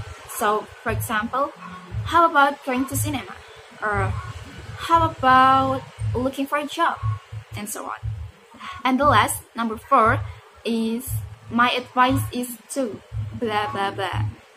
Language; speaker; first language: English; non-native, fluent; Indonesian